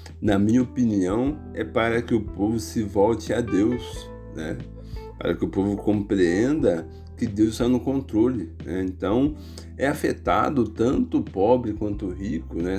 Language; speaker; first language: Portuguese; native; Portuguese